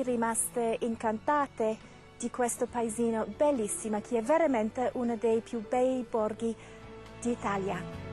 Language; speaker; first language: Italian; non-native, fluent; English